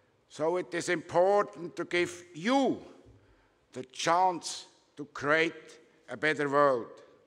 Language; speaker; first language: English; non-native, fluent; German